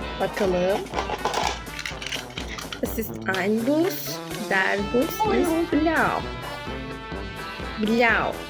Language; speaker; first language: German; non-native, learner; Turkish